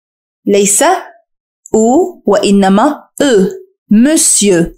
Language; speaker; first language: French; non-native, fluent; Arabic